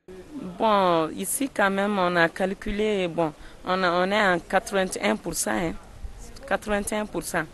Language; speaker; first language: French; non-native, local second language; Bambara